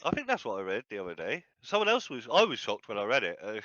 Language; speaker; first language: English; native; English